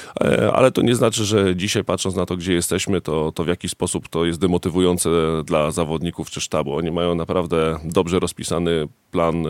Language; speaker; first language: Polish; native; Polish